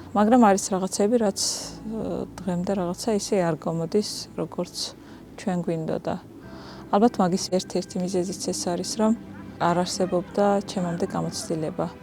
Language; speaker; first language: Georgian; non-native, local second language; Azerbaijani